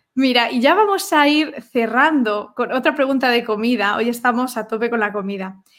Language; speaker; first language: Spanish; native; Spanish